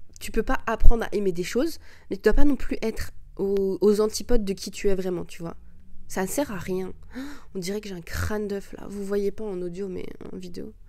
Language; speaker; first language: French; early bilingual, other home language; Arabic